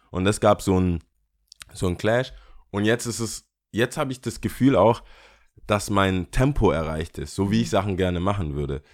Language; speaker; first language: German; early bilingual, other home language; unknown